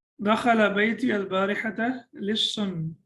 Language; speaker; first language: Arabic; non-native, fluent; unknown